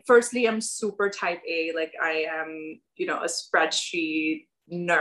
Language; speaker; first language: English; non-native, local second language; Urdu